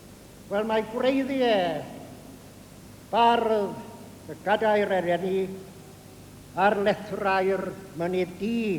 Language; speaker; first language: Welsh; native; Welsh